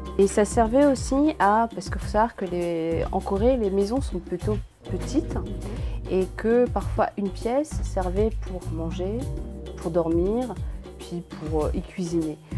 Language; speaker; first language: French; early bilingual, other home language; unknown